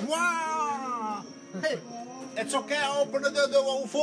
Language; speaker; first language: English; non-native, learner; Italian